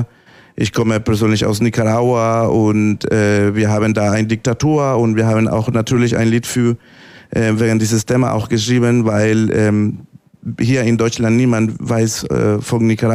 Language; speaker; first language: German; non-native, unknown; Spanish